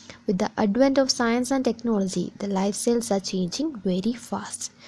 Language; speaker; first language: English; non-native, local second language; Malayalam